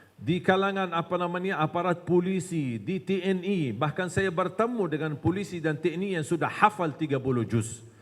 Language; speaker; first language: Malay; non-native, fluent; Arabic